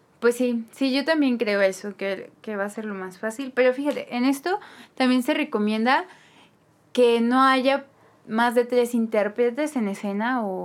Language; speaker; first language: Spanish; native; Spanish